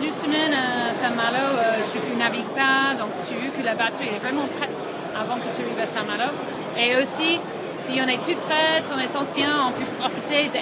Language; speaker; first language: French; non-native, fluent; English